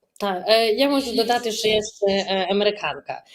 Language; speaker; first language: Ukrainian; early bilingual, heritage; Ukrainian